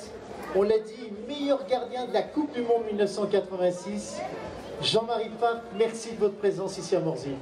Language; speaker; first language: French; native; French